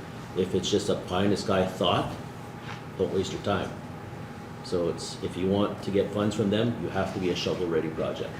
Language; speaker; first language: English; native; English